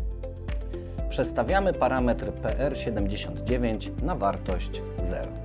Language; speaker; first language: Polish; native; Polish